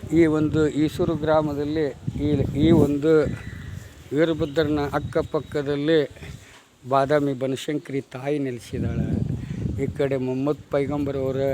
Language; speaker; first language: Kannada; native; Kannada